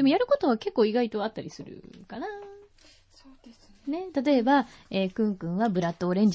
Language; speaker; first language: Japanese; native; Japanese